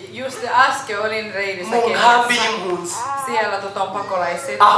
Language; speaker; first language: Finnish; non-native, fluent; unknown